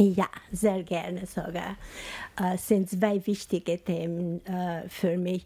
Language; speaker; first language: German; non-native, fluent; Albanian